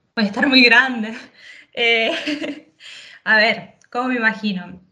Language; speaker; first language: Spanish; native; Spanish